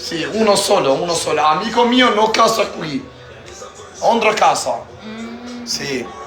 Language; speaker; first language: Italian; non-native, learner; Albanian